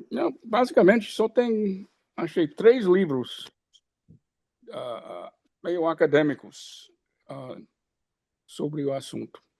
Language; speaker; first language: Portuguese; non-native, fluent; English